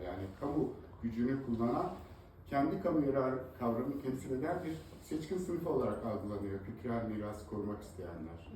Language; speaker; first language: Turkish; native; Turkish